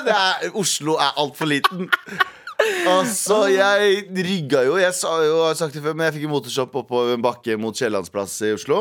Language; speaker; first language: Norwegian; native; Norwegian